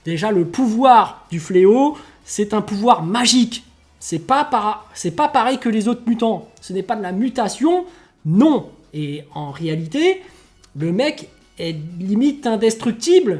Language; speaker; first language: French; native; French